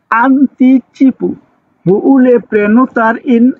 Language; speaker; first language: Italian; non-native, fluent; Bangla